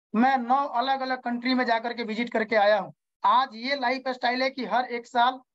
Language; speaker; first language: Hindi; native; Hindi